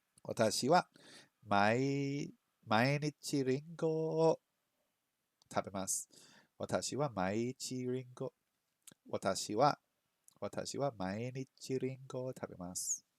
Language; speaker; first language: Japanese; non-native, learner; English